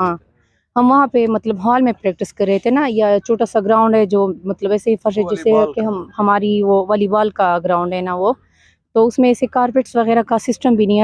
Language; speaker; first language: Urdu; non-native, local second language; Pashto